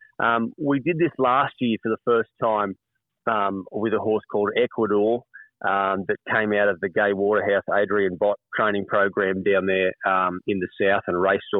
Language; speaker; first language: English; native; English